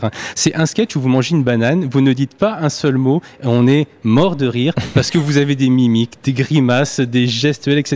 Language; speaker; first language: French; native; French